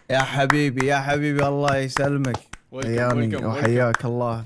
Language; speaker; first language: Arabic; native; Arabic